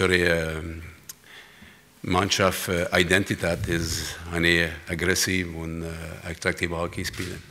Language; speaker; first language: German; non-native, learner; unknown